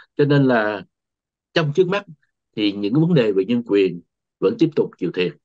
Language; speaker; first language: Vietnamese; native; Vietnamese